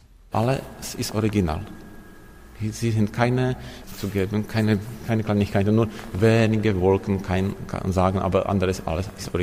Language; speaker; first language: German; non-native, learner; Czech